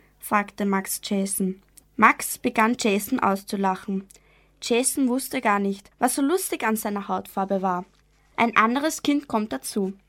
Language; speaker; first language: German; native; German